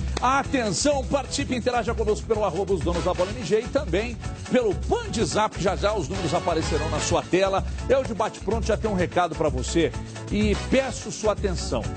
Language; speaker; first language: Portuguese; native; Portuguese